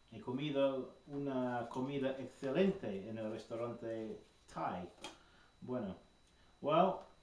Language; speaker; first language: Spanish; non-native, learner; English